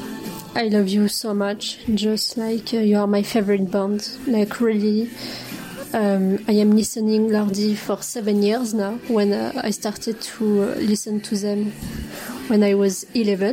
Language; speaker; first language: English; non-native, fluent; French